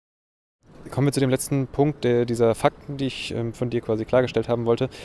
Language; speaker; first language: German; native; German